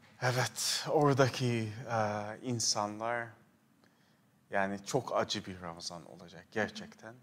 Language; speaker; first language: Turkish; non-native, fluent; Arabic